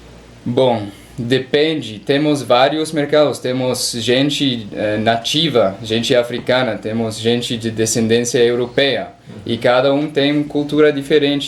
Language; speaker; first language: Portuguese; non-native, learner; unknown